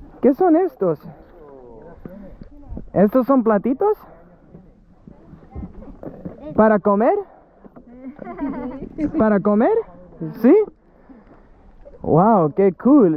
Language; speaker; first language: Spanish; early bilingual, heritage; English